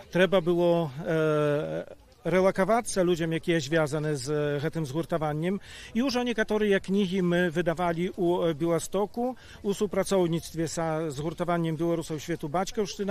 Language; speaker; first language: Polish; non-native, local second language; Belarusian